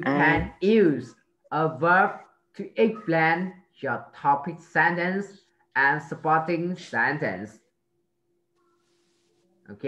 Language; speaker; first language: English; non-native, learner; Vietnamese